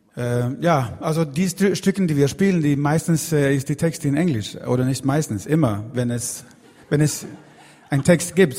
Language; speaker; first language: German; non-native, fluent; Swedish